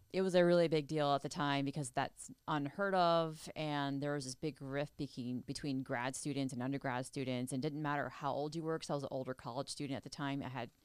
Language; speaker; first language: English; native; English